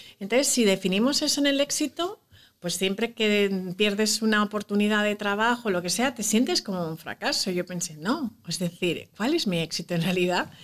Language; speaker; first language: Spanish; native; Spanish